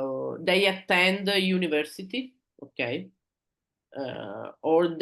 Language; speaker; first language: English; non-native, learner; Italian